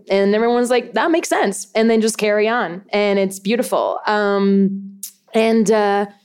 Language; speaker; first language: English; early bilingual, other home language; Spanish